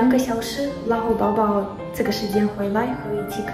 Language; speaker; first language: Chinese; non-native, learner; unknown